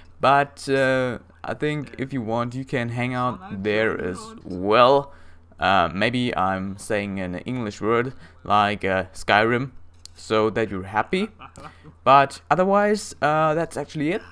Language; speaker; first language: English; non-native, fluent; German